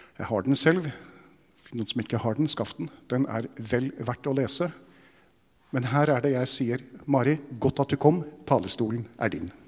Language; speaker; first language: Norwegian; native; Norwegian